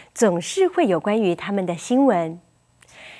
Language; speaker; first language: Chinese; native; Chinese